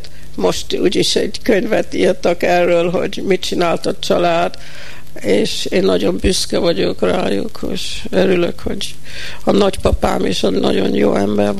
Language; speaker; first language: Hungarian; early bilingual, heritage; Hungarian